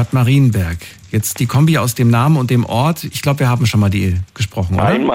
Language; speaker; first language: German; native; German